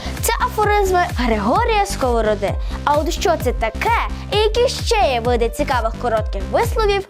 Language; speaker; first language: Ukrainian; native; Ukrainian